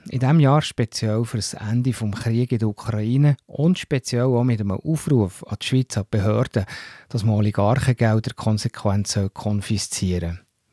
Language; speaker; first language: German; native; German